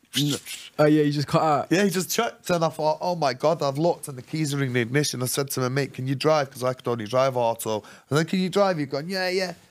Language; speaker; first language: English; native; English